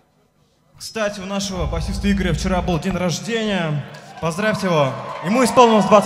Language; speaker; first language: Russian; native; Russian